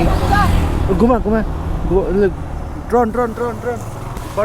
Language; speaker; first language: English; non-native, learner; Nepali